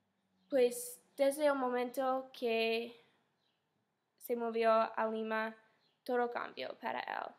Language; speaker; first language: Spanish; non-native, fluent; English